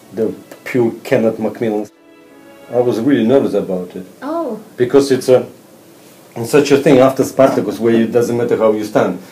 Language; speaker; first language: English; non-native, fluent; Russian